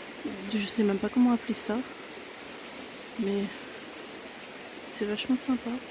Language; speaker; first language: French; native; French